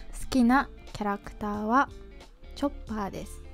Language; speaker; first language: Japanese; non-native, fluent; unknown